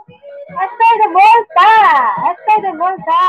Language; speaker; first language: Spanish; non-native, learner; Filipino